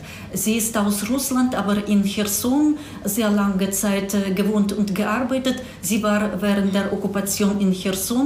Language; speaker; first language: German; non-native, fluent; Russian